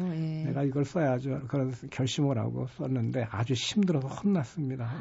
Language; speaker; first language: Korean; native; Korean